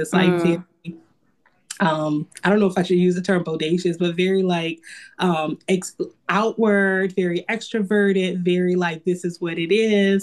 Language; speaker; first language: English; native; English